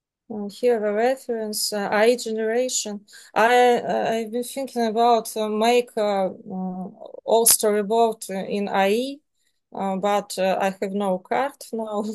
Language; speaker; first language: English; non-native, learner; Serbian